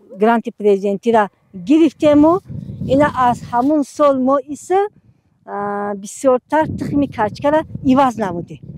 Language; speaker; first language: Tajik; non-native, local second language; Kyrgyz